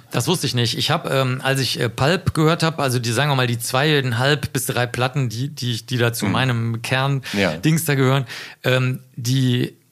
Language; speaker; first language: German; native; German